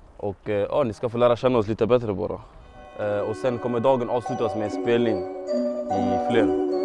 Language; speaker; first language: Swedish; early bilingual, heritage; Swedish